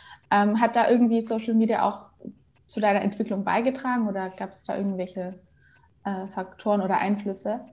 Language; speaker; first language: German; native; German